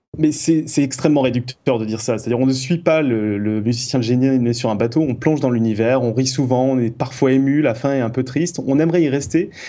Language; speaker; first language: French; native; French